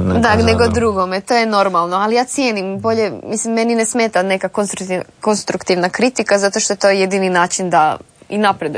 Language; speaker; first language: Serbian; native; Serbian